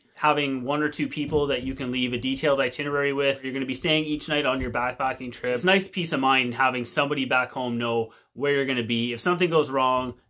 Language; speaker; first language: English; native; English